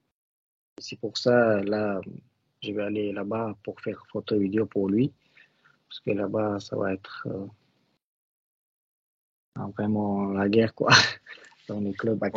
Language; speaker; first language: French; non-native, learner; Russian